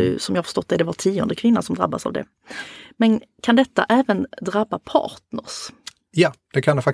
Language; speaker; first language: Swedish; native; Swedish